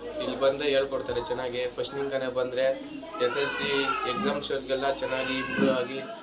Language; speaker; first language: Kannada; native; Kannada